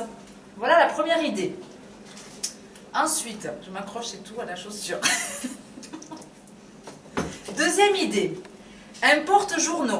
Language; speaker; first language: French; native; French